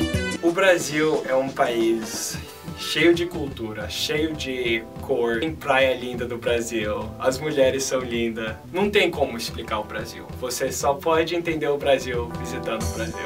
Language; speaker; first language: Portuguese; early bilingual, heritage; Portuguese